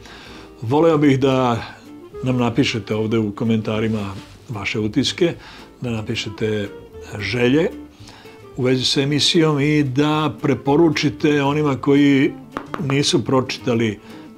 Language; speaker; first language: Bosnian; native; Bosnian